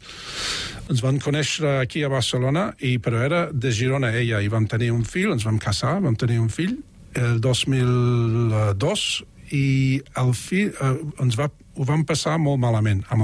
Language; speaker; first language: Catalan; non-native, fluent; English